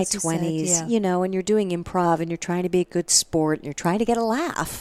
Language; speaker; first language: English; native; English